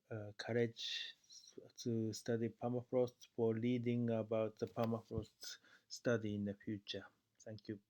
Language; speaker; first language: English; non-native, fluent; Japanese